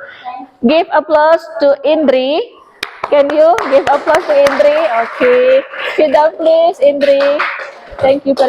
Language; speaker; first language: English; non-native, local second language; Indonesian